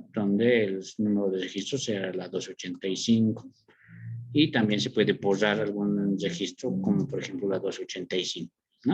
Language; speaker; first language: Spanish; native; Spanish